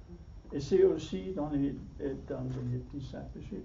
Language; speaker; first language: French; non-native, fluent; German